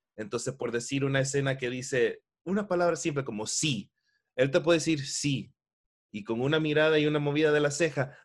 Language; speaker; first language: Spanish; early bilingual, heritage; Spanish